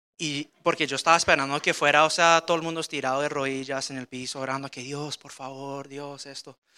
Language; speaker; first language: Spanish; early bilingual, heritage; Spanish